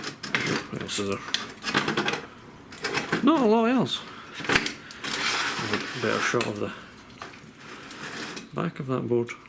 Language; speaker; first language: English; native; English